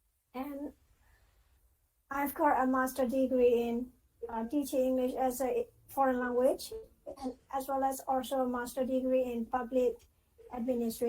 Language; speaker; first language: English; non-native, fluent; Burmese